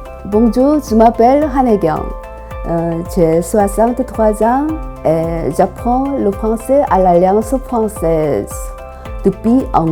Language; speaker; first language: French; non-native, learner; Korean